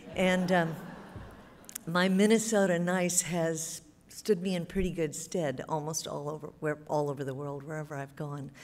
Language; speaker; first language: English; native; English